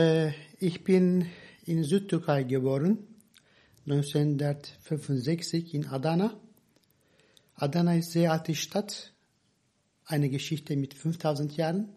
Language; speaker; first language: German; non-native, fluent; Turkish